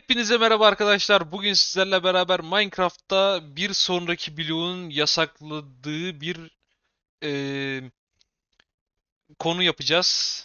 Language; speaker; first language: Turkish; native; Turkish